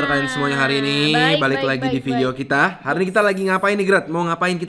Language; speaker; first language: Indonesian; native; Indonesian